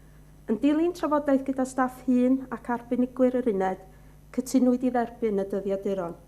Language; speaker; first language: Welsh; native; Welsh